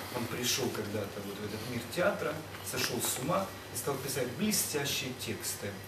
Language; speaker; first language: Russian; native; Russian